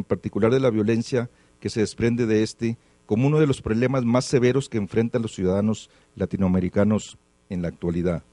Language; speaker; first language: Spanish; native; Spanish